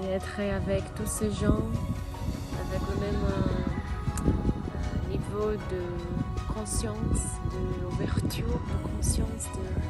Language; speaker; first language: French; non-native, learner; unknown